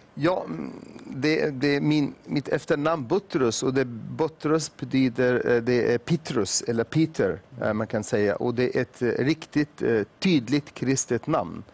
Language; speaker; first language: Swedish; non-native, fluent; Arabic